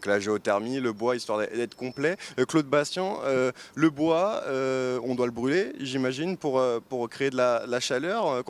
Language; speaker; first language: French; native; French